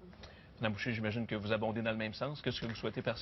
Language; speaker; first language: French; native; French